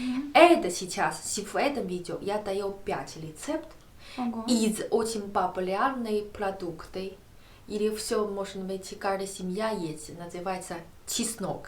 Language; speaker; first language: Russian; non-native, learner; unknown